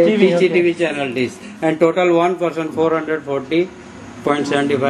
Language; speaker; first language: English; non-native, learner; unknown